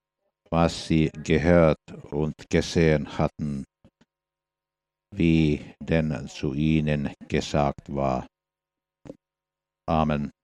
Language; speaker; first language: German; non-native, fluent; Finnish